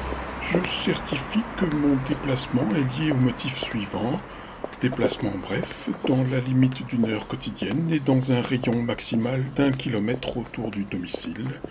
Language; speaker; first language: French; native; French